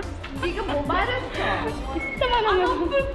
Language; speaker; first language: Korean; non-native, learner; Uzbek